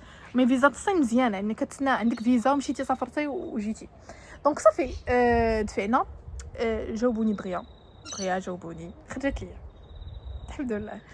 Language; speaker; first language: Arabic; native; Arabic